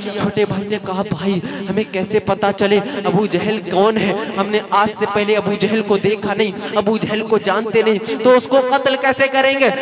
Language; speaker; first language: Hindi; native; Hindi